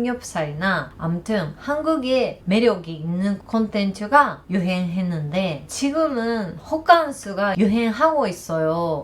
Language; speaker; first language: Korean; non-native, learner; Japanese